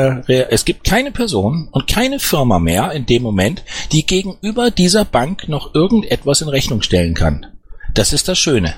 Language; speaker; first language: German; native; German